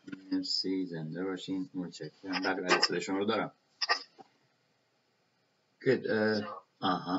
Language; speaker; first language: Persian; native; Persian